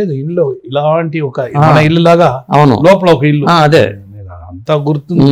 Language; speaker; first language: Telugu; non-native, local second language; Tamil